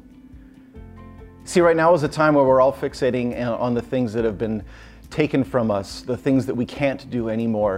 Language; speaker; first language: English; native; English